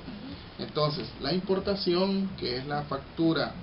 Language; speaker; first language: Spanish; native; Spanish